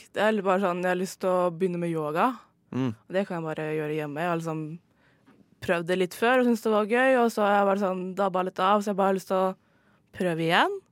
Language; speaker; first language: Norwegian; native; Norwegian